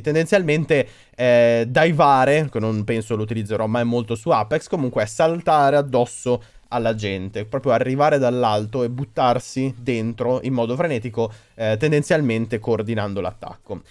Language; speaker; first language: Italian; native; Italian